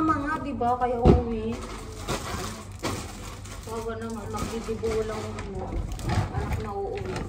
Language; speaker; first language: Filipino; native; Filipino